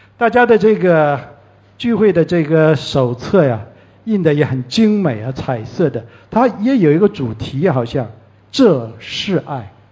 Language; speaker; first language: Chinese; early bilingual, heritage; Chinese